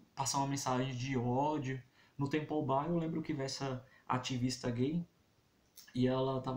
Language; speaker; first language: Portuguese; native; Portuguese